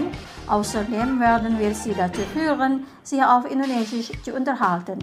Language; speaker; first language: German; non-native, fluent; Indonesian